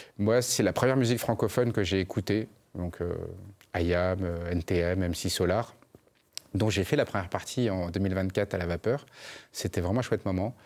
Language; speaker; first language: French; early bilingual, other home language; Khmer